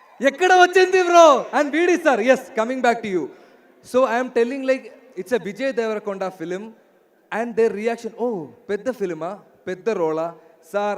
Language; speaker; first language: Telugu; non-native, learner; Malayalam